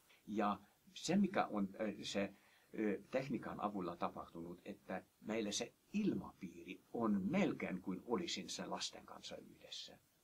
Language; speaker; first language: Finnish; non-native, fluent; Hungarian